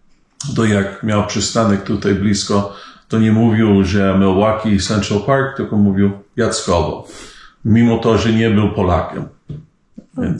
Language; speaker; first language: Polish; early bilingual, heritage; Polish